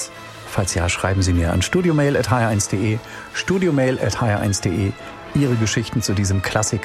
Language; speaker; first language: German; native; German